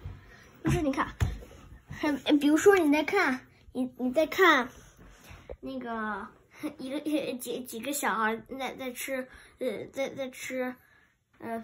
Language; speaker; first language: Chinese; early bilingual, heritage; Chinese